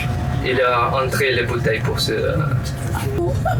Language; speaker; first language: French; non-native, learner; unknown